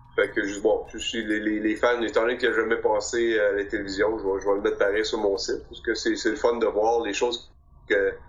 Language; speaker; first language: French; native; French